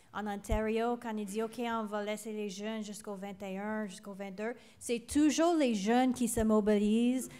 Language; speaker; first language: French; non-native, local second language; English